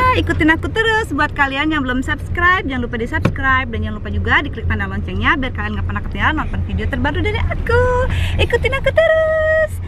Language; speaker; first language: Indonesian; native; Indonesian